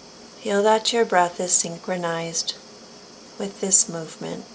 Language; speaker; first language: English; native; English